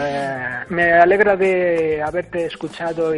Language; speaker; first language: Spanish; non-native, fluent; English